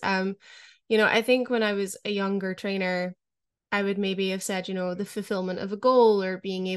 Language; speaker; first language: English; native; English